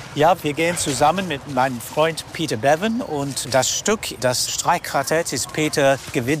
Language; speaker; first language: German; non-native, fluent; English